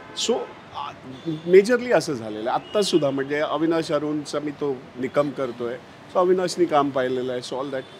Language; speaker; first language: Marathi; native; Marathi